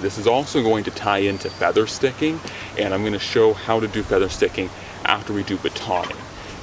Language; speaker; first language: English; native; English